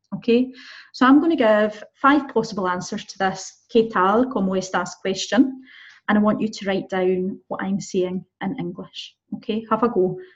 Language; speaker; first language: English; native; English